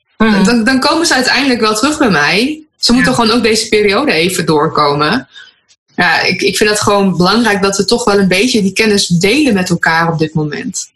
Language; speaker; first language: Dutch; native; Dutch